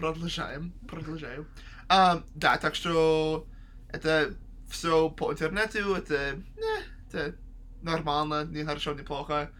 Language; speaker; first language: Russian; non-native, learner; English